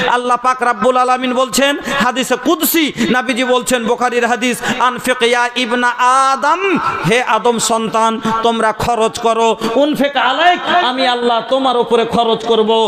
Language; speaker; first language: Bangla; non-native, local second language; Bhojpuri